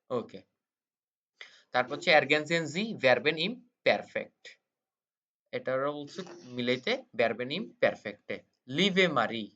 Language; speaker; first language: Bangla; native; Bangla